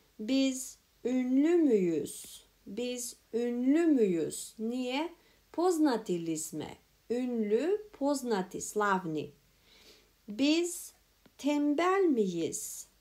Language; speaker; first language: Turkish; non-native, fluent; Macedonian